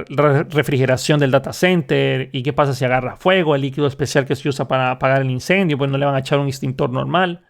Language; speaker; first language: Spanish; native; Spanish